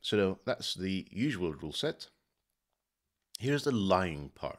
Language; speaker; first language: English; native; English